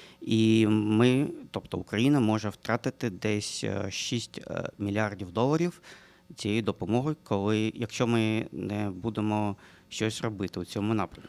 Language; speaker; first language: Ukrainian; non-native, local second language; Russian